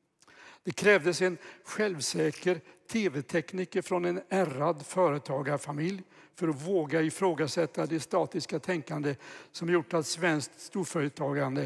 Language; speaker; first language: Swedish; native; Swedish